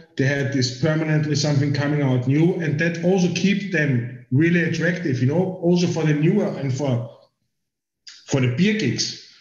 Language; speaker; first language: English; non-native, fluent; German